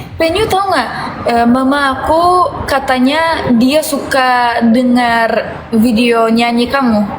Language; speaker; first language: Indonesian; non-native, learner; Turkish